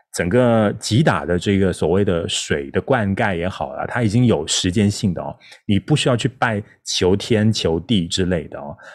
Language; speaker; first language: Chinese; non-native, local second language; Min Nan Chinese